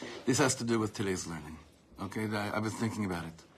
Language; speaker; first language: English; native; English